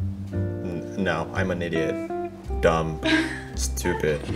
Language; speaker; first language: English; non-native, fluent; Indonesian